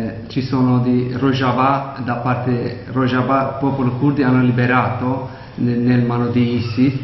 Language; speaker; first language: Italian; non-native, learner; Kurdish